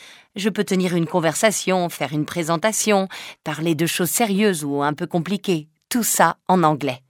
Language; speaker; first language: French; native; French